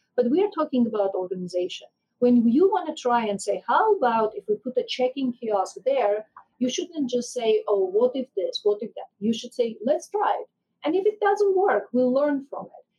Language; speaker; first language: English; non-native, fluent; Armenian